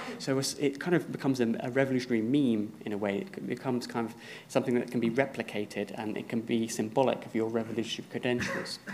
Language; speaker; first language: English; native; English